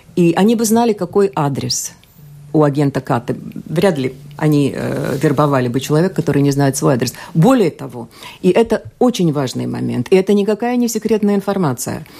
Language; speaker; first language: Russian; non-native, local second language; Latvian